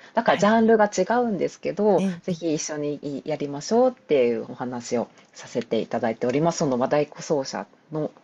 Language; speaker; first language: Japanese; native; Japanese